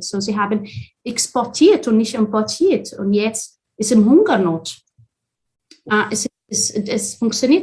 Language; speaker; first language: German; non-native, fluent; Arabic